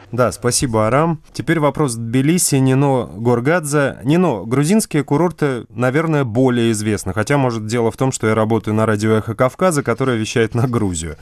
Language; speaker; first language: Russian; native; Russian